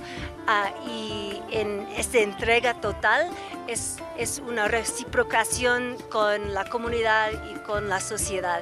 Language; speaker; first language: Spanish; native; Spanish